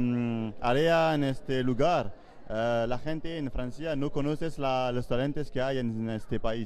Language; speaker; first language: Portuguese; non-native, learner; French